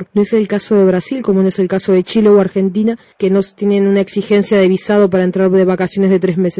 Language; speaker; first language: Spanish; native; Spanish